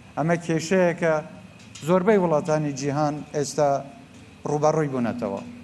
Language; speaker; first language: Central Kurdish; non-native, local second language; Kurdish